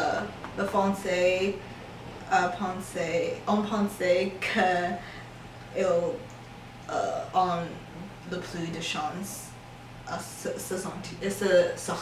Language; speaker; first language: French; non-native, learner; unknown